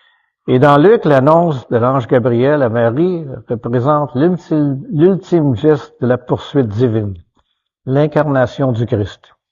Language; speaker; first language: French; native; French